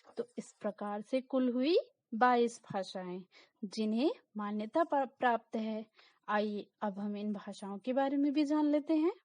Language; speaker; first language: Hindi; native; Hindi